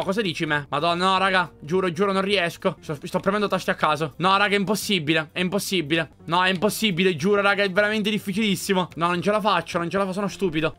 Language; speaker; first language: Italian; native; Italian